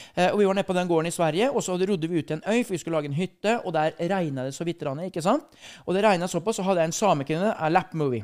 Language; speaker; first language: Norwegian; native; Norwegian